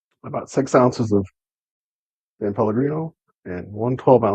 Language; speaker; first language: English; native; English